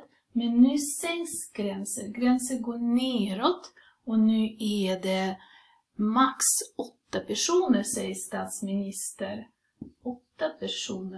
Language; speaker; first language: Swedish; non-native, fluent; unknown